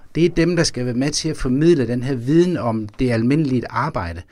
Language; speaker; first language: Danish; native; Danish